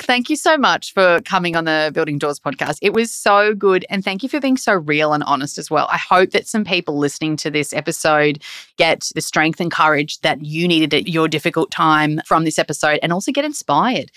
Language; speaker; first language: English; native; English